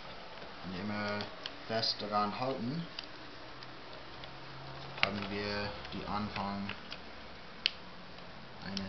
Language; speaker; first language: German; non-native, learner; English